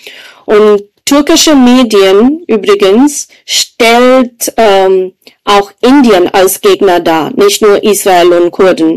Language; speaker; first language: German; non-native, fluent; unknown